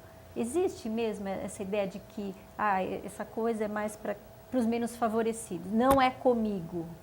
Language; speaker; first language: Portuguese; native; Portuguese